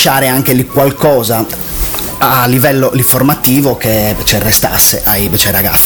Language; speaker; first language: Italian; native; Italian